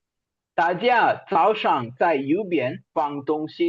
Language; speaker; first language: Chinese; non-native, fluent; Tamil